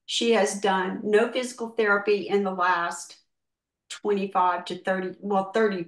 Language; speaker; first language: English; native; English